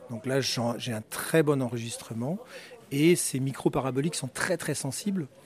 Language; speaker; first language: French; native; French